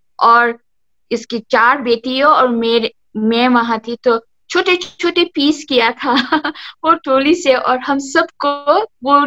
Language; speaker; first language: Hindi; early bilingual, heritage; Hindi